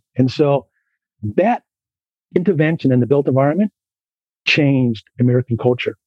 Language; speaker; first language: English; native; English